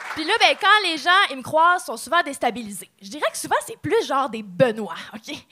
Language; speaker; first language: French; native; French